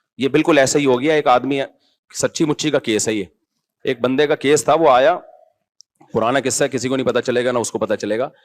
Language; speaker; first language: Urdu; native; Urdu